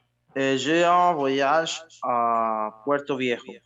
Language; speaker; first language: French; non-native, learner; Spanish